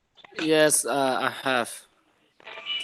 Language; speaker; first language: English; non-native, learner; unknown